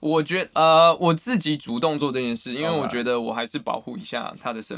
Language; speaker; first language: Chinese; native; Chinese